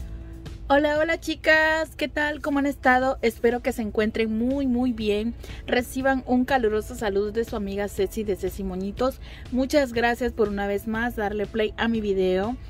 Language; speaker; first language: Spanish; native; Spanish